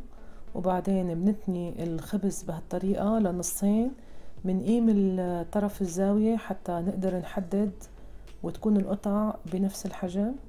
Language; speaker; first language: Arabic; native; Arabic